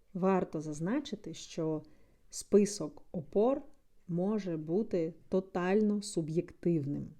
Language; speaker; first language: Ukrainian; non-native, local second language; Russian